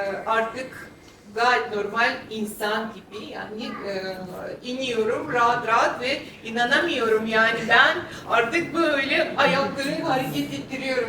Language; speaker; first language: Turkish; non-native, fluent; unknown